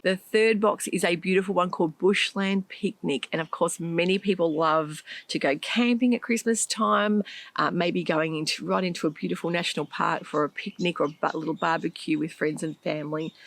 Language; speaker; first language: English; native; English